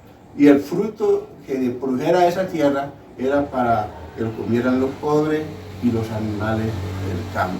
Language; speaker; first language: Spanish; native; Spanish